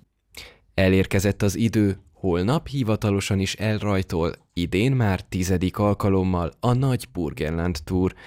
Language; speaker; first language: Hungarian; native; Hungarian